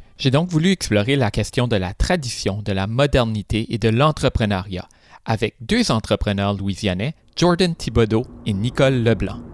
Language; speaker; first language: French; native; French